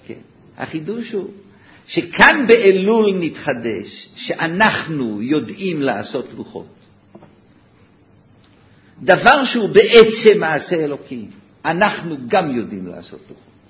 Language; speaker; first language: Hebrew; native; Hebrew